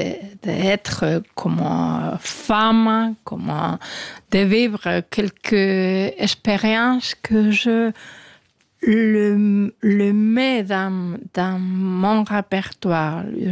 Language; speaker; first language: French; non-native, fluent; Spanish